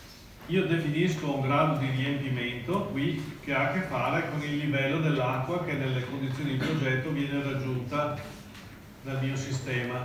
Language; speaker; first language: Italian; native; Italian